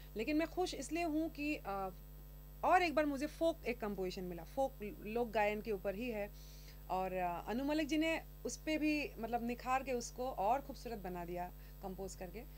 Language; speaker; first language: Hindi; non-native, local second language; Assamese